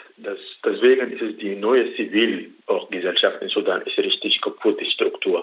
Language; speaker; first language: German; non-native, learner; Arabic